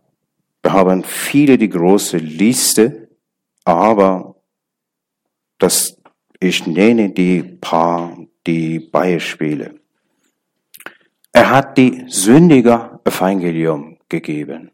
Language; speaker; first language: German; non-native, learner; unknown